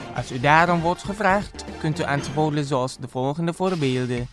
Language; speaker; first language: Dutch; non-native, fluent; Indonesian